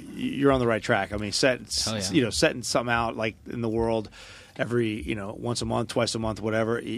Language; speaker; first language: English; native; English